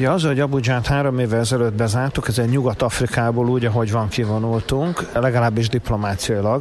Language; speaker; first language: Hungarian; native; Hungarian